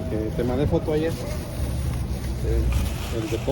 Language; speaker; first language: Spanish; native; Spanish